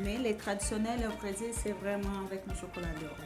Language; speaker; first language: French; non-native, learner; Portuguese